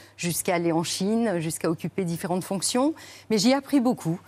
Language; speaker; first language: French; native; French